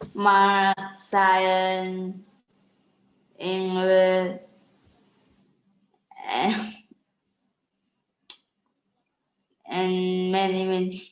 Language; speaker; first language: English; non-native, learner; Vietnamese